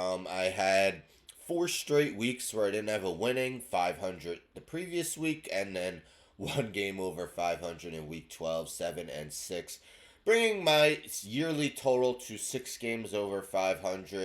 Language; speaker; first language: English; native; English